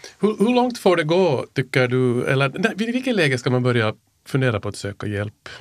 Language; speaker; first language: Swedish; native; Swedish